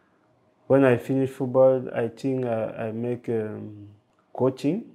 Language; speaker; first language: English; non-native, local second language; French